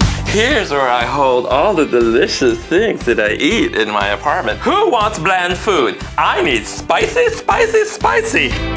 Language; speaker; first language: English; non-native, local second language; Spanish